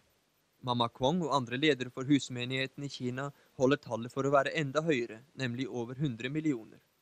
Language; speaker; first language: Norwegian; native; Norwegian